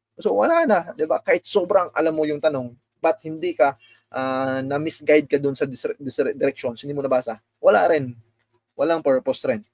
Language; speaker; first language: Filipino; non-native, local second language; Cebuano